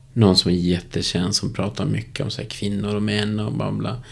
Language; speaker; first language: Swedish; early bilingual, other home language; Spanish